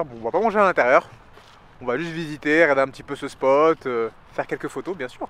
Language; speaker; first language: French; native; French